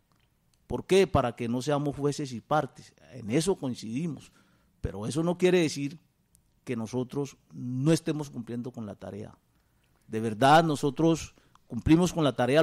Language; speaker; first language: Spanish; native; Spanish